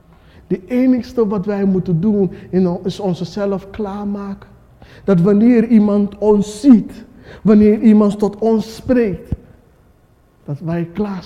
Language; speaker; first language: Dutch; non-native, fluent; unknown